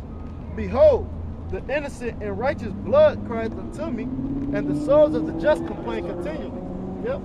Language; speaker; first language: English; native; English